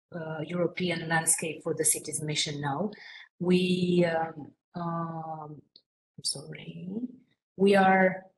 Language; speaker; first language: English; non-native, fluent; Romanian